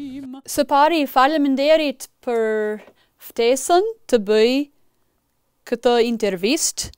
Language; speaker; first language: Albanian; non-native, fluent; English